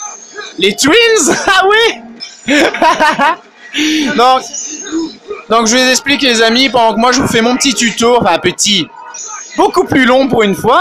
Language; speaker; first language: French; native; French